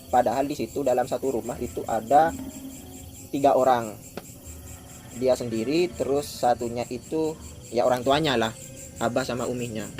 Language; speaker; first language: Indonesian; non-native, local second language; Madurese